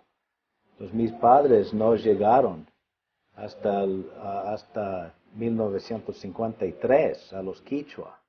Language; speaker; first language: Spanish; early bilingual, other home language; English